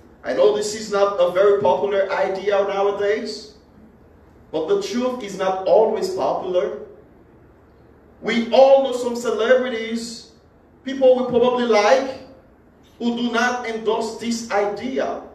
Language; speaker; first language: English; non-native, fluent; Haitian Creole